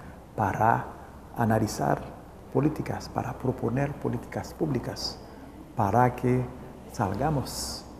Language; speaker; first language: Spanish; non-native, local second language; Haitian Creole